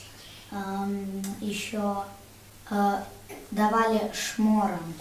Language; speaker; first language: Russian; early bilingual, heritage; Russian